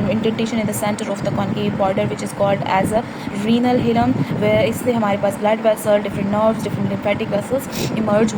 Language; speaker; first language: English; non-native, local second language; Hindi